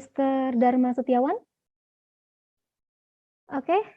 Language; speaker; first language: English; non-native, learner; Indonesian